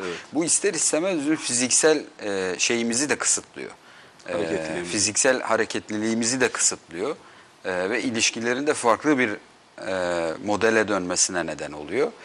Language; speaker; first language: Turkish; native; Turkish